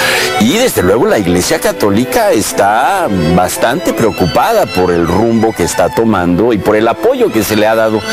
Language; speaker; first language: Spanish; native; Spanish